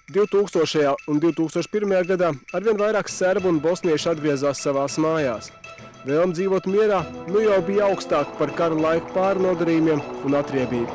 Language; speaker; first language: Latvian; native; Latvian